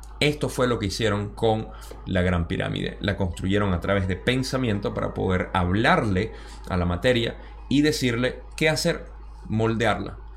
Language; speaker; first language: Spanish; early bilingual, heritage; Spanish